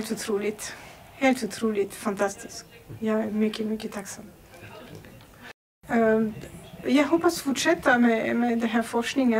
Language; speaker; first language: Swedish; non-native, fluent; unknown